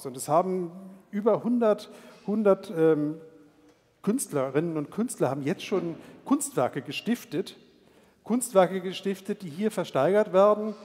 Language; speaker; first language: German; native; German